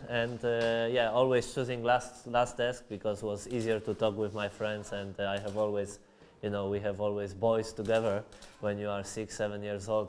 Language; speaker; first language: English; non-native, fluent; Polish